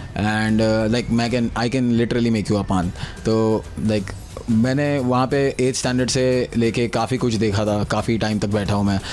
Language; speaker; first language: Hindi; non-native, local second language; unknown